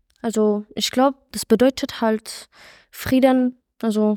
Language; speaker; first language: German; non-native, local second language; Persian